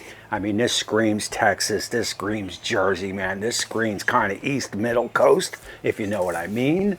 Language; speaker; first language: English; native; English